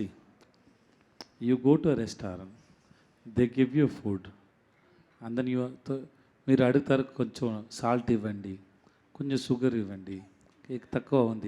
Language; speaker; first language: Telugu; non-native, learner; Tamil